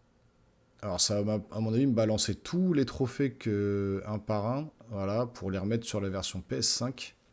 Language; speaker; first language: French; native; French